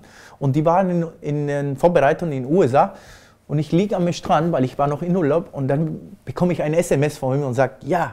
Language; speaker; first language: German; non-native, fluent; Spanish